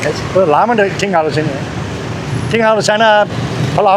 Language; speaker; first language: Indonesian; non-native, learner; English